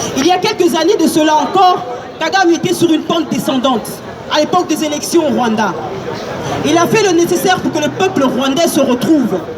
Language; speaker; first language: French; non-native, local second language; Lingala